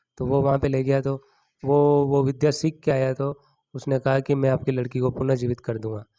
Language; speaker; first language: Hindi; non-native, local second language; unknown